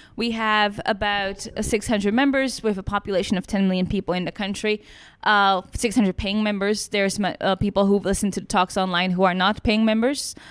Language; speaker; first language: English; non-native, fluent; Czech